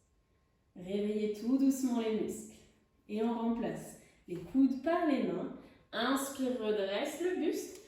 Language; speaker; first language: French; native; French